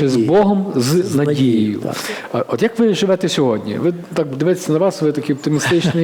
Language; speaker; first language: Ukrainian; native; Ukrainian